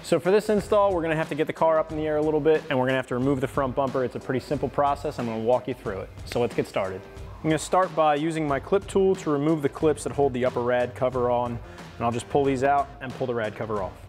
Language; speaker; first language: English; native; English